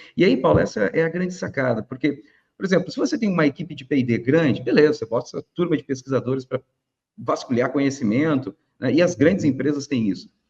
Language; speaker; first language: Portuguese; native; Portuguese